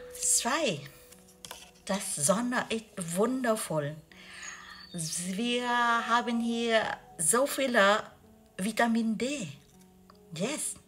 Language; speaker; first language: German; non-native, learner; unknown